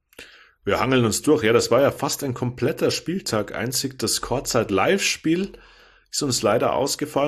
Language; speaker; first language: German; native; German